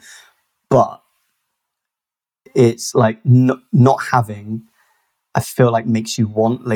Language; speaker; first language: English; native; English